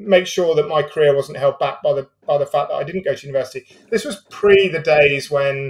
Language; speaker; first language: English; native; English